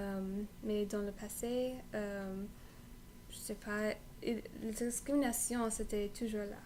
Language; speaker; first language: French; non-native, learner; English